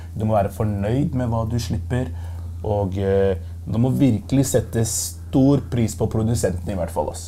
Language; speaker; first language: Norwegian; early bilingual, other home language; Arabic